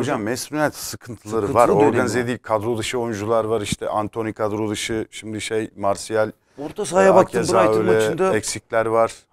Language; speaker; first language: Turkish; native; Turkish